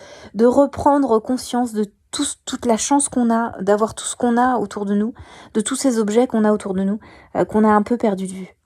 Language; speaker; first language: French; native; French